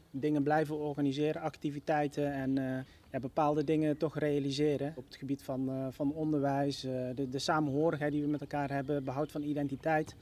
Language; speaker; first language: Dutch; native; Dutch